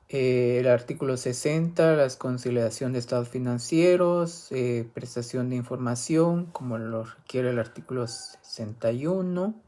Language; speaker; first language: Spanish; native; Spanish